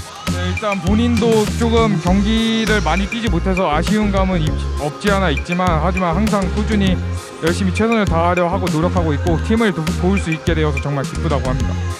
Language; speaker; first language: Korean; native; Korean